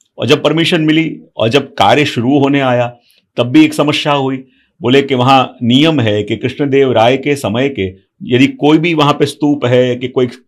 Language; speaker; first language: Hindi; non-native, local second language; Gujarati